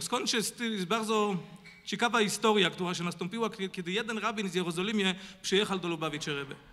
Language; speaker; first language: Polish; non-native, fluent; Hebrew